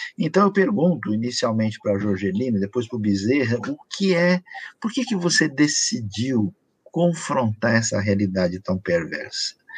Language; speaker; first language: Portuguese; native; Portuguese